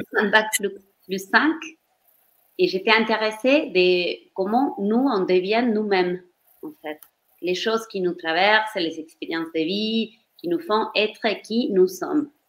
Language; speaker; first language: French; non-native, fluent; Spanish